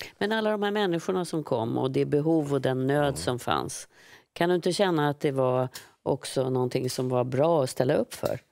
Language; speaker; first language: Swedish; native; Swedish